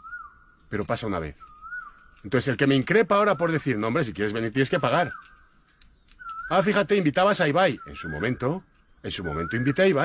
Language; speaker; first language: Spanish; native; Spanish